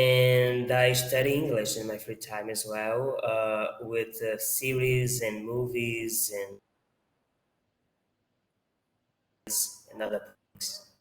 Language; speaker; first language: English; non-native, fluent; Portuguese